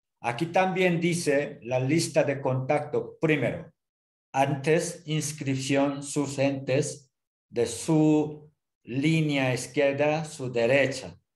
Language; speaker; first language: Spanish; non-native, learner; Korean